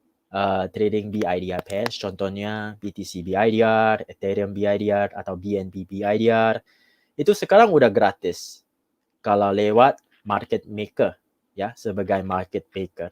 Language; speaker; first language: Indonesian; non-native, fluent; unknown